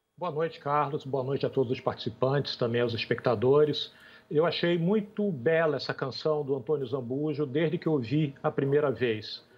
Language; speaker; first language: Portuguese; native; Portuguese